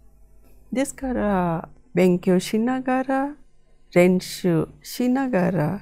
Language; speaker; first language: Japanese; non-native, fluent; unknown